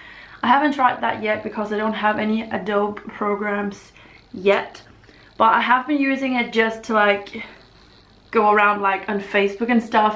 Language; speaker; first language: English; non-native, fluent; Danish